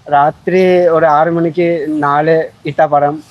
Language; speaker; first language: Malayalam; non-native, local second language; Bangla